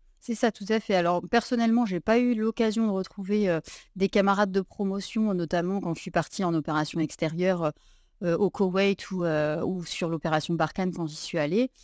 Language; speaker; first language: French; native; French